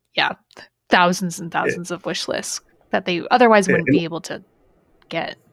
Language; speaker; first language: English; native; English